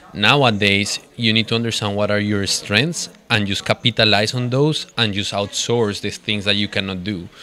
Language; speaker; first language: English; non-native, fluent; Spanish